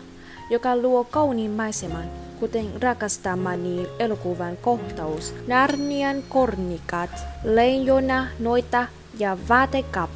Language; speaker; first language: Finnish; non-native, learner; Vietnamese